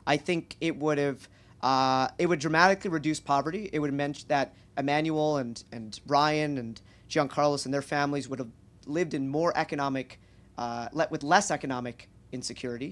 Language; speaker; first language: English; native; English